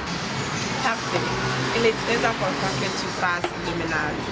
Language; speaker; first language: French; non-native, learner; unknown